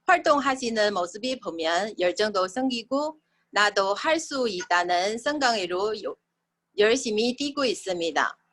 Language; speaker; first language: Korean; non-native, learner; Chinese